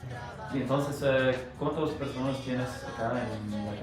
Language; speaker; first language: Spanish; non-native, learner; English